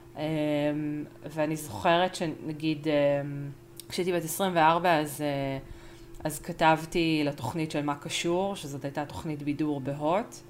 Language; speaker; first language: Hebrew; early bilingual, other home language; Spanish